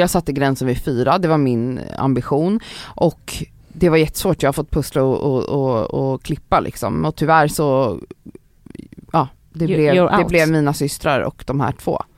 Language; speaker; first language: Swedish; native; Swedish